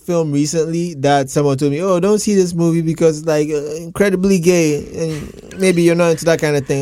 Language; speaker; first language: English; non-native, local second language; Akan